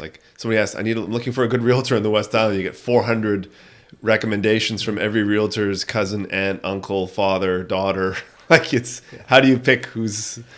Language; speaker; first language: English; native; English